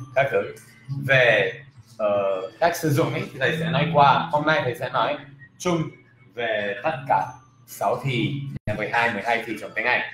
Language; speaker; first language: Vietnamese; non-native, fluent; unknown